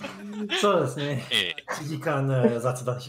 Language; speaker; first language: Japanese; non-native, learner; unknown